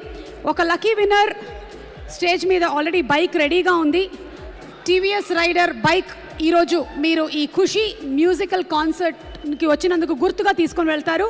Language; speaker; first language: Telugu; native; Telugu